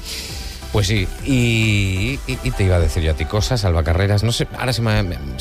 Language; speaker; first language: Spanish; native; Spanish